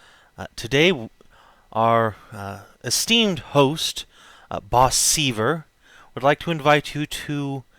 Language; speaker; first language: English; native; English